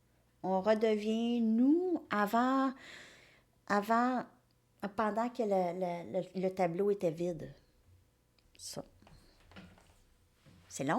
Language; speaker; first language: French; native; French